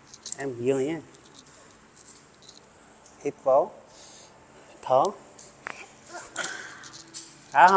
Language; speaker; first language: Vietnamese; non-native, learner; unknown